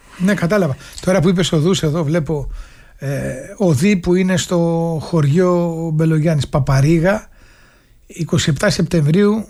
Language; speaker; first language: Greek; native; Greek